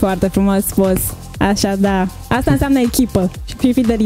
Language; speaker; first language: Romanian; native; Romanian